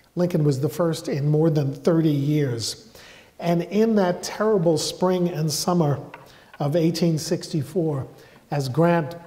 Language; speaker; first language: English; native; English